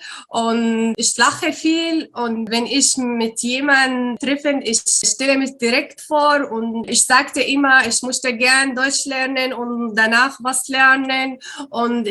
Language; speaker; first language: German; non-native, learner; Arabic